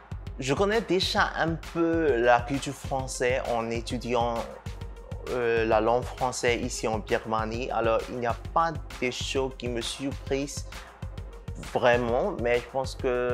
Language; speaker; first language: French; non-native, fluent; Burmese